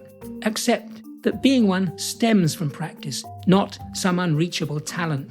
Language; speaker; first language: English; native; English